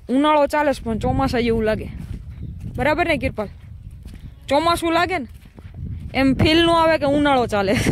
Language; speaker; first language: Hindi; non-native, local second language; Gujarati